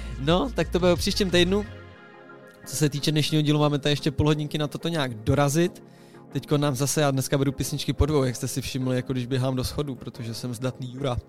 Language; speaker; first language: Czech; native; Czech